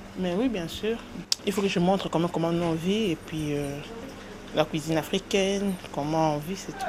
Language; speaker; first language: French; non-native, local second language; Lingala